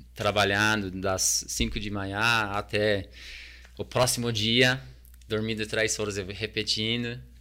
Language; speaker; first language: Portuguese; non-native, fluent; English